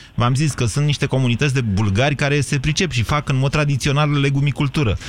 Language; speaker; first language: Romanian; native; Romanian